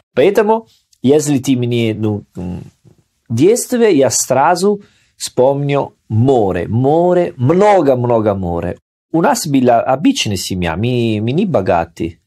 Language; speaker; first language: Russian; non-native, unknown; Italian